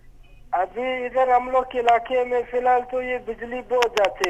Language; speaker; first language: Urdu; non-native, local second language; Pashto